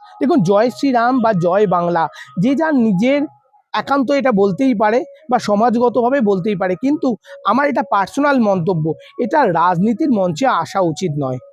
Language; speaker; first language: Bangla; native; Bangla